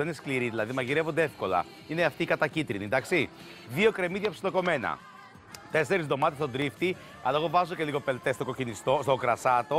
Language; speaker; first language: Greek; native; Greek